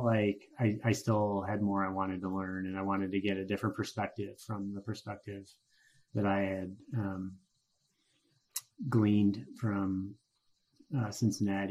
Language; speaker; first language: English; native; English